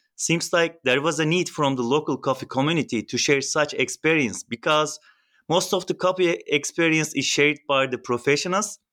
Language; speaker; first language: English; non-native, fluent; Turkish